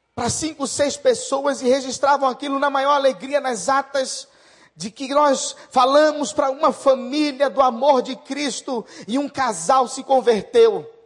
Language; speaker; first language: Portuguese; native; Portuguese